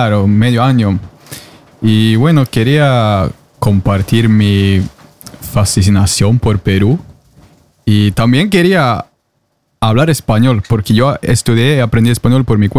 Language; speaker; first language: Spanish; non-native, fluent; Norwegian